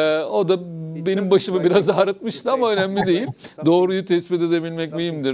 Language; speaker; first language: Turkish; native; Turkish